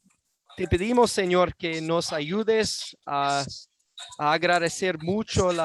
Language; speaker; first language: Spanish; non-native, fluent; English